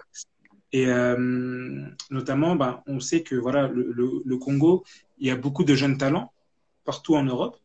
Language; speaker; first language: French; native; French